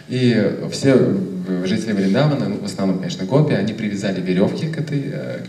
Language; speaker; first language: Russian; native; Russian